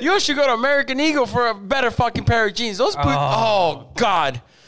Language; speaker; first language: English; early bilingual, other home language; Spanish